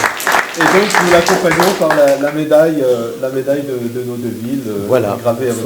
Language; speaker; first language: French; native; French